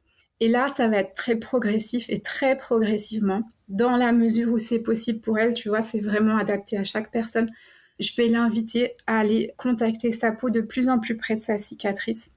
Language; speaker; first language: French; native; French